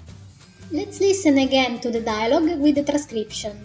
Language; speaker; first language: English; non-native, fluent; Italian